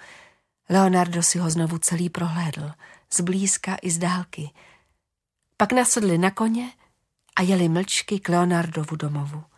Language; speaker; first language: Czech; native; Czech